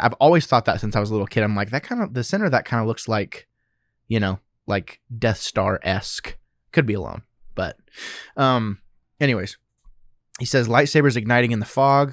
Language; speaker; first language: English; native; English